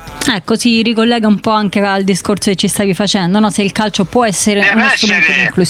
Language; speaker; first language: Italian; native; Italian